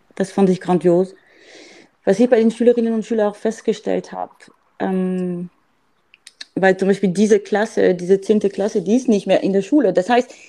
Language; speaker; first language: German; non-native, fluent; French